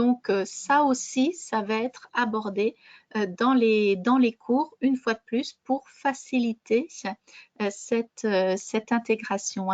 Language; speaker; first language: French; native; French